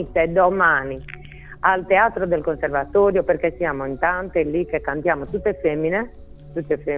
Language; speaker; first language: Italian; native; Italian